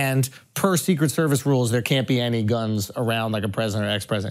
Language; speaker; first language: English; native; English